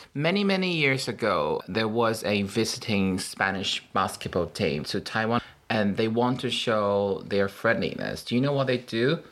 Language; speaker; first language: English; non-native, fluent; Chinese